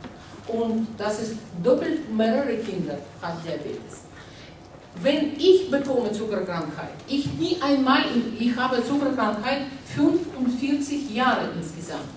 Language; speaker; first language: German; non-native, learner; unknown